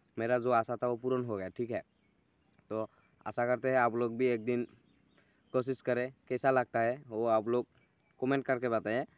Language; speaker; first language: Hindi; non-native, local second language; Assamese